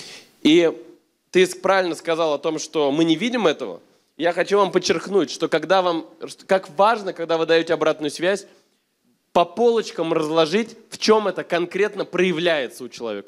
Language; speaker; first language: Russian; native; Russian